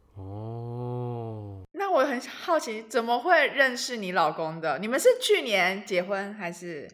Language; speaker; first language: Chinese; native; Chinese